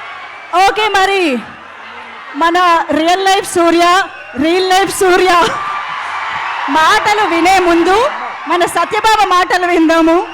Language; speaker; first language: Telugu; native; Telugu